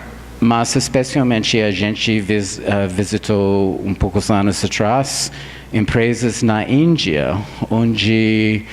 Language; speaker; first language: Portuguese; non-native, fluent; English